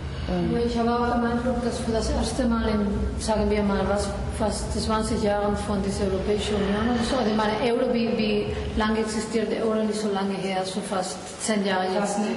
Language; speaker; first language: German; non-native, fluent; Spanish